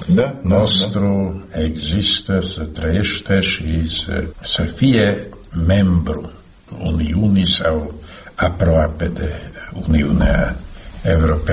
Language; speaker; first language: Romanian; non-native, learner; Slovak